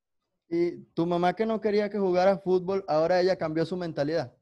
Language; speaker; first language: Spanish; native; Spanish